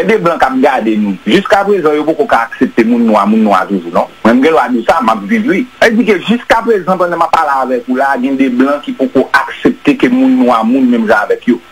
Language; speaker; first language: French; non-native, local second language; Haitian Creole